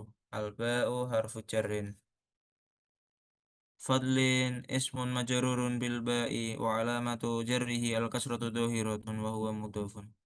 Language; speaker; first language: Arabic; non-native, learner; Indonesian